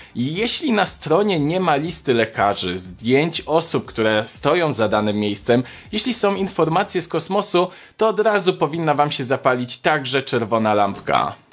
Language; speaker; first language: Polish; native; Polish